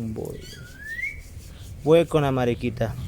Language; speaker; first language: Spanish; early bilingual, heritage; English